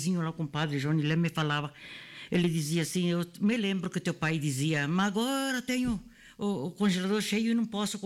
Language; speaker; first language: Portuguese; non-native, local second language; Italian